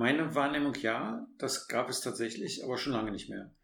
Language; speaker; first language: German; native; German